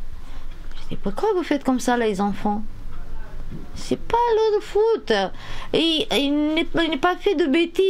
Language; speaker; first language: French; non-native, learner; Romanian